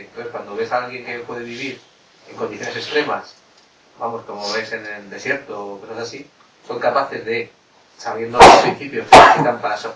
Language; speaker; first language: Spanish; native; Spanish